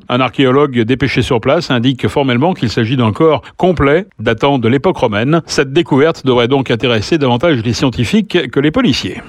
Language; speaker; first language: French; native; French